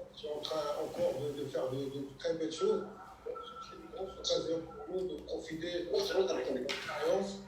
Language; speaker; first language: French; non-native, local second language; Arabic